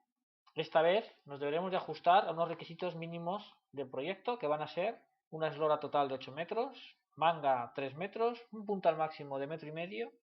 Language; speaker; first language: Spanish; native; Spanish